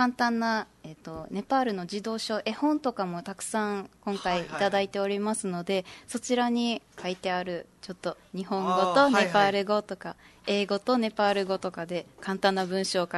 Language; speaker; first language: Japanese; native; Japanese